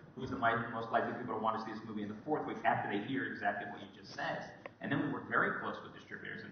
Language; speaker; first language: English; native; English